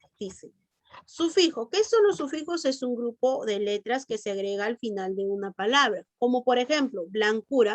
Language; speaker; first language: Spanish; native; Spanish